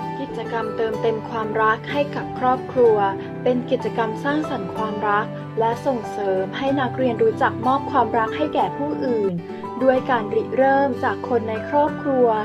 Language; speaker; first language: Thai; native; Thai